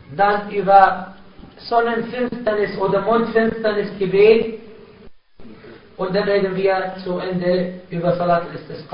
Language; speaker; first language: German; non-native, fluent; Arabic